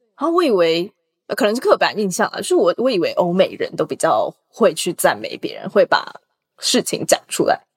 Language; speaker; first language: Chinese; native; Chinese